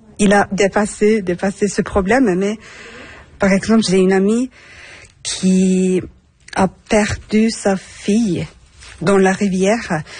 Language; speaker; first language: French; non-native, learner; Turkish